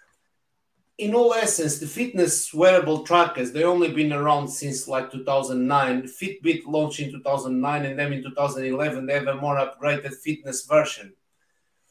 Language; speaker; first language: English; non-native, fluent; Portuguese